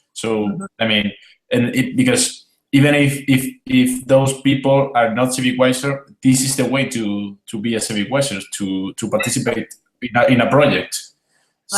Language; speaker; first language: English; non-native, fluent; Spanish